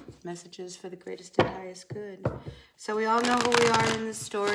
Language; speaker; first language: English; native; English